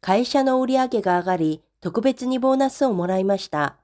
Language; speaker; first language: Japanese; non-native, fluent; Korean